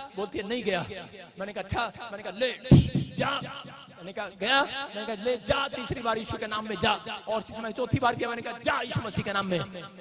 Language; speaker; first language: Hindi; non-native, local second language; Punjabi